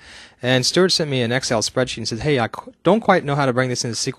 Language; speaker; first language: English; native; English